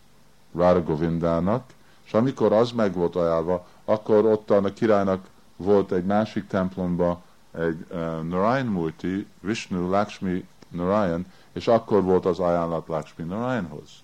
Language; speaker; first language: Hungarian; early bilingual, heritage; Hungarian